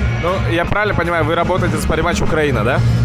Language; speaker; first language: Russian; non-native, local second language; Kazakh